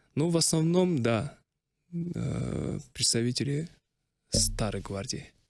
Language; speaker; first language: Russian; non-native, local second language; Kazakh